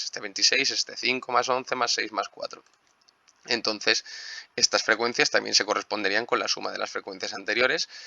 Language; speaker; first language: Spanish; native; Spanish